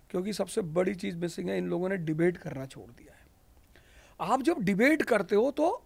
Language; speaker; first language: Hindi; native; Hindi